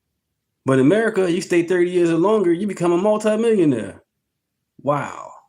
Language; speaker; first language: English; native; English